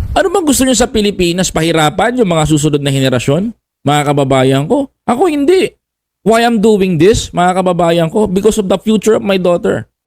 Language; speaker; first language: Filipino; native; Filipino